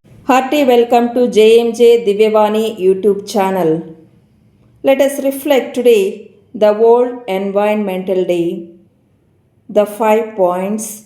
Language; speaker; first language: English; non-native, local second language; Telugu